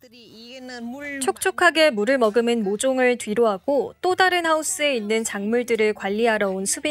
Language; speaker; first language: Korean; native; Korean